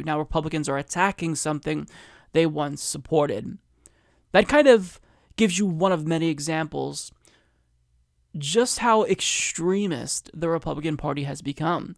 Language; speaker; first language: English; native; English